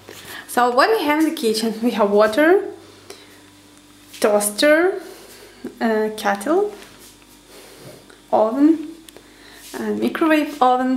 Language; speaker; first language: English; non-native, learner; Ukrainian